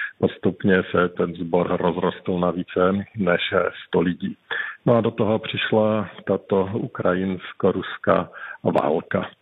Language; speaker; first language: Czech; native; Czech